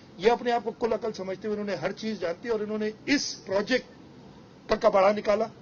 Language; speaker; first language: Urdu; non-native, local second language; Sindhi